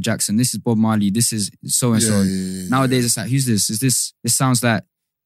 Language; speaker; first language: English; native; English